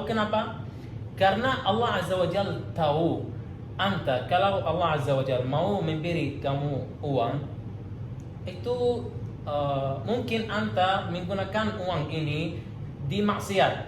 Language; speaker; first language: Indonesian; non-native, learner; Arabic